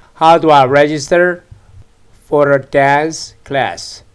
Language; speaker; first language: English; non-native, fluent; Korean